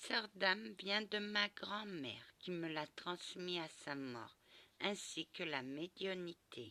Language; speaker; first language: French; early bilingual, other home language; Portuguese